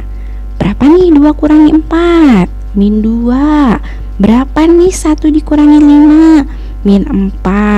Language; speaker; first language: Indonesian; native; Indonesian